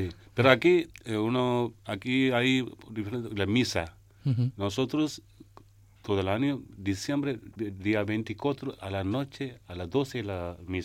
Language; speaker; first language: Spanish; non-native, learner; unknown